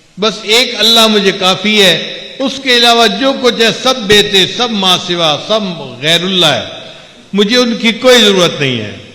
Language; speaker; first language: Urdu; non-native, local second language; Punjabi